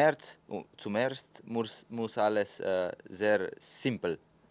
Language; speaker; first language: German; non-native, fluent; Slovenian